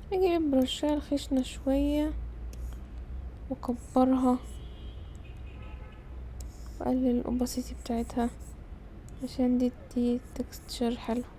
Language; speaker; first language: Arabic; native; Arabic